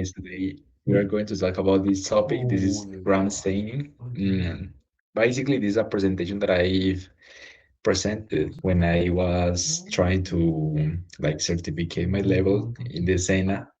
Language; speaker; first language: English; non-native, learner; Spanish